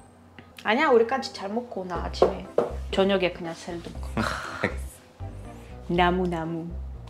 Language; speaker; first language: Korean; non-native, learner; Russian